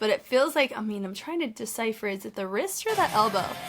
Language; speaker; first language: English; native; English